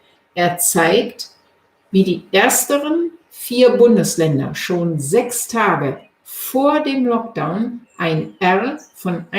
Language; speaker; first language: German; native; German